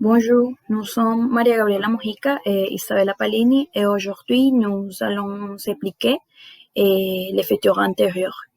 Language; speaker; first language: French; non-native, learner; Spanish